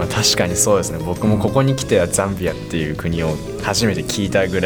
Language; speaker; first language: Japanese; native; Japanese